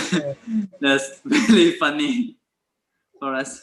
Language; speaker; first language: English; non-native, learner; Thai